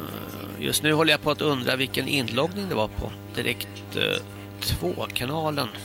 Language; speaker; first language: Swedish; native; Swedish